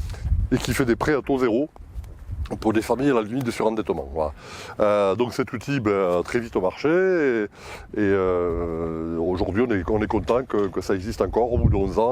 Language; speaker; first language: French; native; French